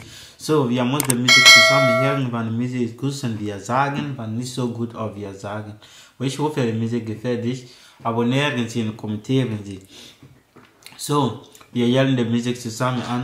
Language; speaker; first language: German; non-native, learner; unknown